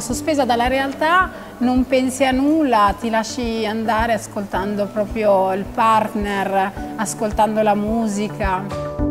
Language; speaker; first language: Italian; non-native, fluent; Albanian